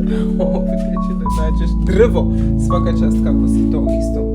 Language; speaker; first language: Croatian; non-native, learner; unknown